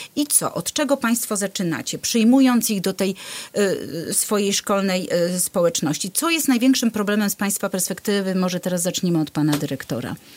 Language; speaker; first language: Polish; native; Polish